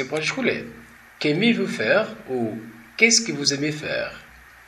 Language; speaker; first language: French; non-native, fluent; Portuguese